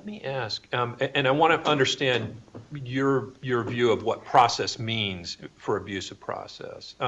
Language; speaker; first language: English; native; English